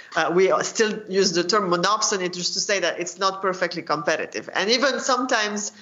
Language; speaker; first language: English; non-native, fluent; French